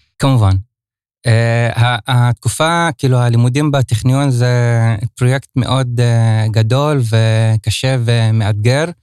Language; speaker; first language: Hebrew; non-native, local second language; Arabic